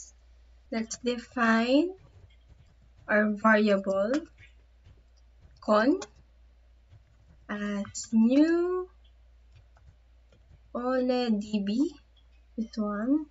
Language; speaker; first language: English; non-native, local second language; Filipino